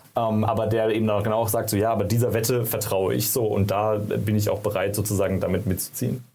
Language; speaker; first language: German; native; German